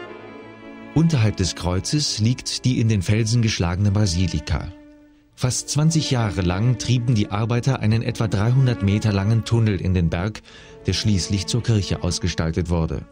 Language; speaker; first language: German; native; German